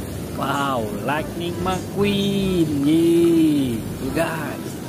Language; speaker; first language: English; non-native, learner; Indonesian